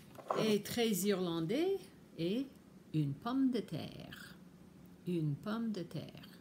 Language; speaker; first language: French; non-native, fluent; English